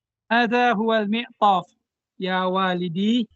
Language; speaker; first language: Arabic; non-native, learner; Indonesian